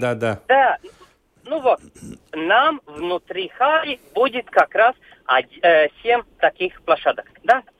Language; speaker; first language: Russian; non-native, local second language; Latvian